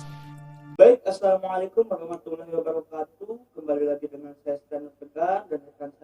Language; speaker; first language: Indonesian; native; Indonesian